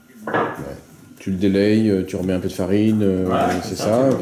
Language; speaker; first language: French; native; French